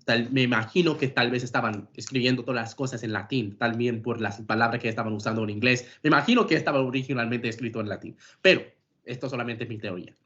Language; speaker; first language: Spanish; non-native, fluent; English